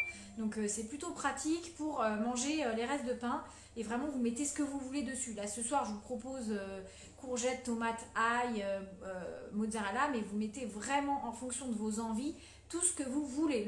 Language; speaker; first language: French; native; French